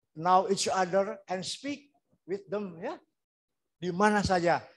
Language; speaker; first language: English; non-native, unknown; Indonesian